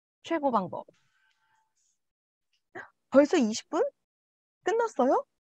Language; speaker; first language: Korean; non-native, learner; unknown